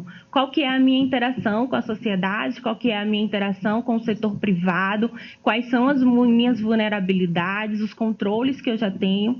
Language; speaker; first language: Portuguese; native; Portuguese